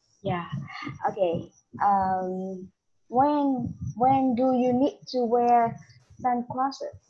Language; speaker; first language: English; non-native, learner; Vietnamese